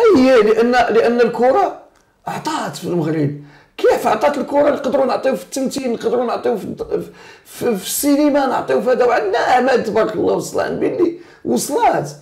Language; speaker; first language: Arabic; native; Arabic